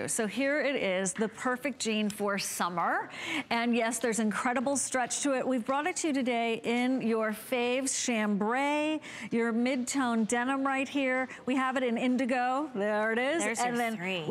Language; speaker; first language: English; native; English